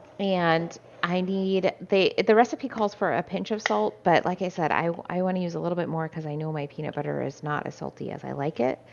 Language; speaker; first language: English; native; English